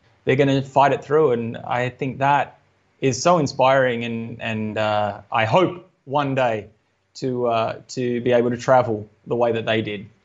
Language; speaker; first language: English; native; English